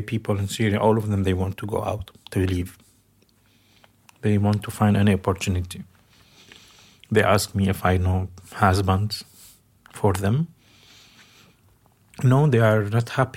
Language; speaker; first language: English; non-native, fluent; Arabic